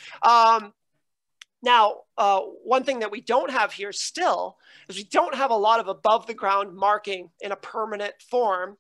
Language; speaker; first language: English; native; English